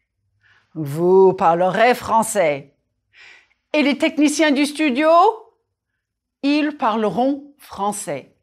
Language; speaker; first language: French; native; French